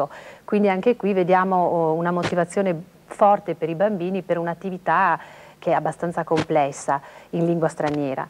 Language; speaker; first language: Italian; native; Italian